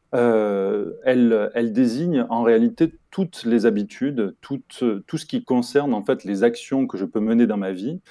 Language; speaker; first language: French; native; French